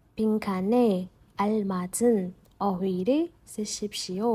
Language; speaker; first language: Korean; non-native, fluent; Burmese